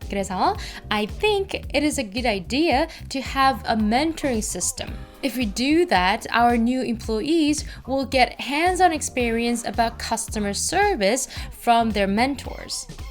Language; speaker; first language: English; non-native, fluent; Korean